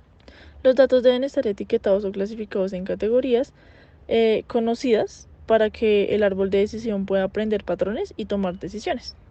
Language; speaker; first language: Spanish; native; Spanish